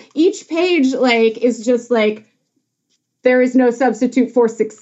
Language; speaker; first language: English; native; English